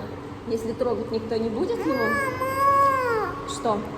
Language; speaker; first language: Russian; native; Russian